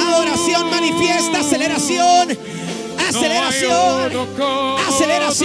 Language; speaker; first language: Spanish; native; Spanish